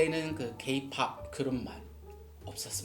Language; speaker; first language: Korean; non-native, learner; Japanese